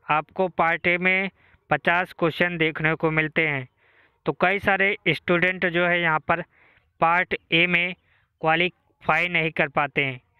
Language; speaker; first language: Hindi; native; Hindi